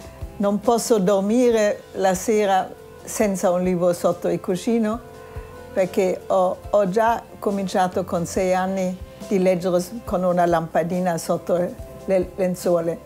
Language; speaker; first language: Italian; non-native, fluent; German